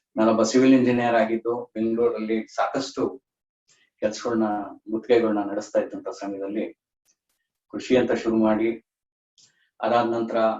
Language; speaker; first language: Kannada; native; Kannada